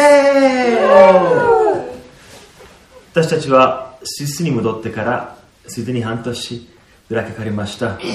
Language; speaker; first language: Japanese; non-native, fluent; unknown